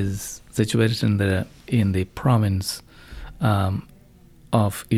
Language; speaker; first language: English; non-native, local second language; Malayalam